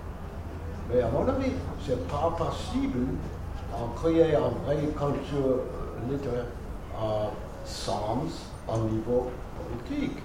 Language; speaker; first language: French; non-native, fluent; English